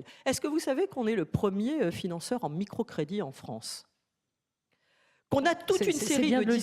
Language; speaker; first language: French; native; French